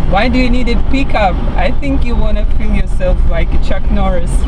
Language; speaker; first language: English; non-native, fluent; Russian